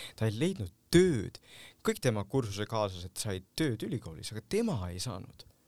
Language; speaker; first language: Estonian; native; Estonian